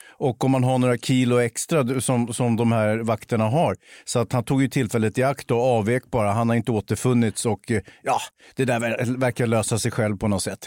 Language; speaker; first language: Swedish; native; Swedish